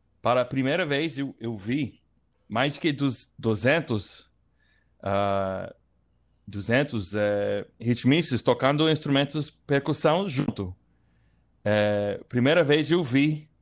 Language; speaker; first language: Portuguese; non-native, learner; English